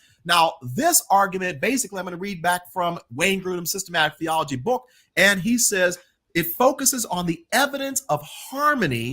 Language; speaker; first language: English; native; English